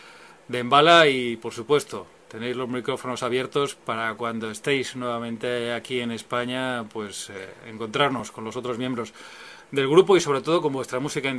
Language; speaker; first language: Spanish; native; Spanish